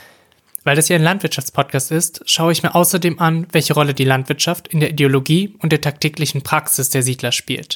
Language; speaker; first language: German; native; German